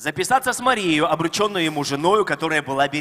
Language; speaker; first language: Russian; native; Russian